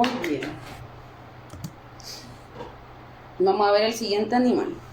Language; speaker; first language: Spanish; native; Spanish